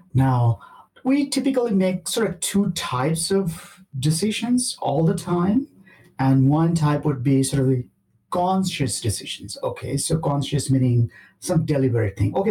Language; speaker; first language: English; non-native, local second language; Bangla